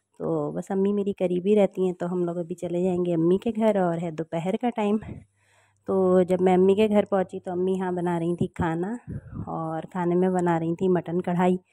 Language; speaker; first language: Urdu; native; Urdu